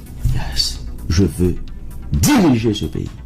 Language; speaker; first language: French; non-native, local second language; Haitian Creole